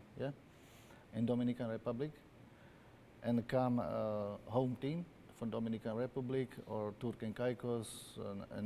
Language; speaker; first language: English; non-native, learner; Slovak